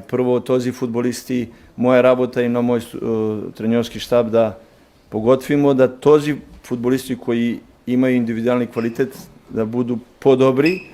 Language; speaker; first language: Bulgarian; non-native, learner; Serbian